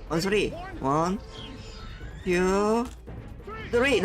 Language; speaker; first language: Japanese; non-native, learner; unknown